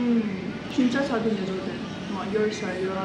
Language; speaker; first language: Korean; non-native, learner; Uzbek